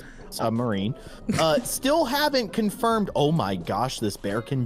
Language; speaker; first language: English; native; English